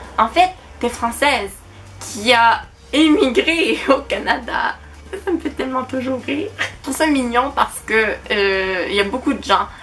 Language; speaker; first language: French; native; French